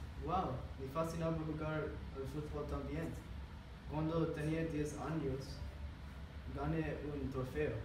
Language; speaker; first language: Spanish; non-native, learner; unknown